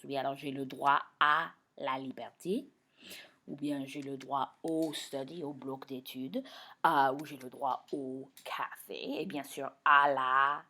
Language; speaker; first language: French; non-native, fluent; English